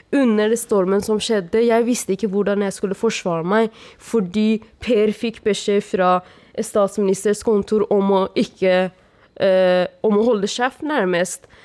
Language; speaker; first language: Norwegian; non-native, fluent; Persian